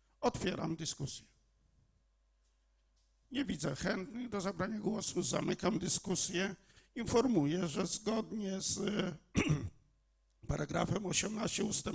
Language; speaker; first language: Polish; native; Polish